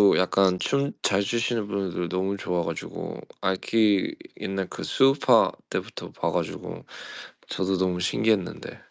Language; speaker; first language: Korean; early bilingual, heritage; Korean